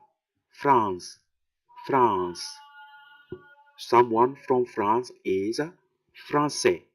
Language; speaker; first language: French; non-native, fluent; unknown